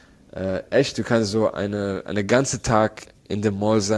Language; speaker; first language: German; non-native, learner; Arabic